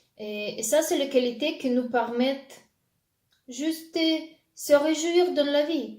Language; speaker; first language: French; non-native, fluent; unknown